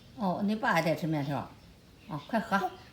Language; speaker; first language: Chinese; native; Chinese